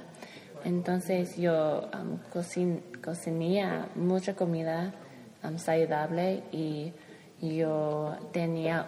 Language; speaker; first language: Spanish; non-native, learner; English